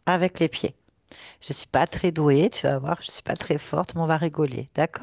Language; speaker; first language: French; native; French